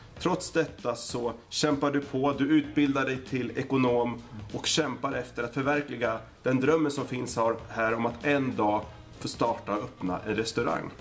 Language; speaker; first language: Swedish; native; Swedish